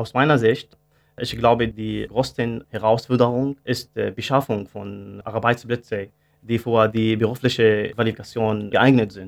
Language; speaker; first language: German; non-native, learner; Arabic